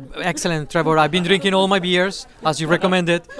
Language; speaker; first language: English; non-native, fluent; Dutch